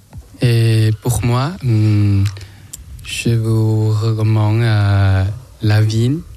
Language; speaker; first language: French; non-native, learner; Thai